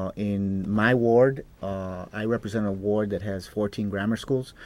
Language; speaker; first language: English; early bilingual, other home language; Spanish